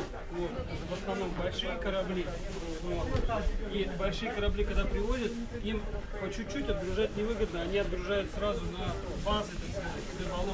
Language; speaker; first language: Russian; native; Russian